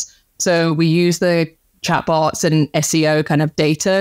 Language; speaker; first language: English; native; English